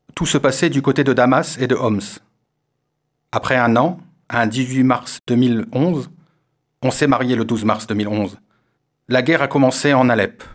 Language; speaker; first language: French; non-native, learner; Armenian